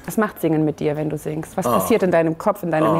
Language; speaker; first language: German; native; German